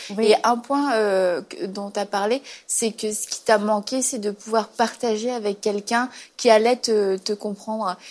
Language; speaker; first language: French; native; French